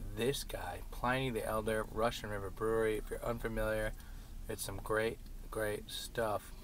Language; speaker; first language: English; native; English